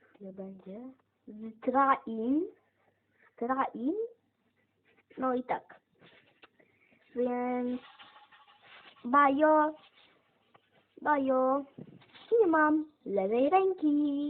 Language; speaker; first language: Polish; native; Polish